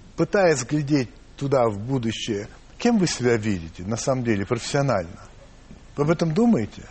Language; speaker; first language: Russian; early bilingual, heritage; English